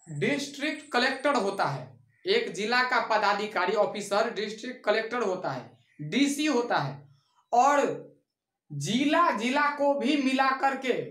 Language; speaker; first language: Hindi; native; Hindi